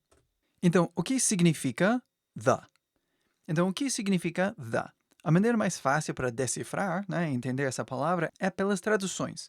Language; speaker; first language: Portuguese; non-native, fluent; English